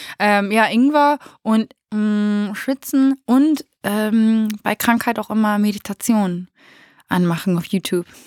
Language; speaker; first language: German; native; German